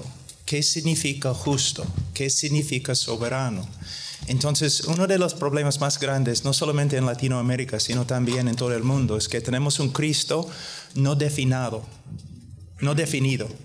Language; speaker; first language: Spanish; non-native, fluent; English